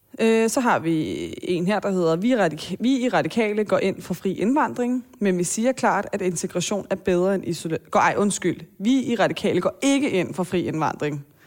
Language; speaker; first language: Danish; native; Danish